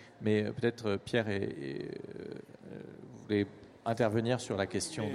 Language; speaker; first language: French; native; French